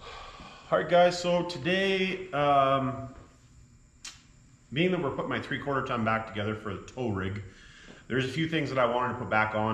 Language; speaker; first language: English; native; English